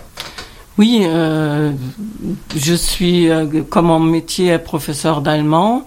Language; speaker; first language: French; non-native, fluent; German